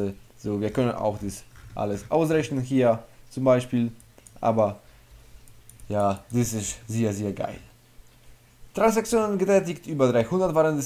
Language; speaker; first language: German; non-native, fluent; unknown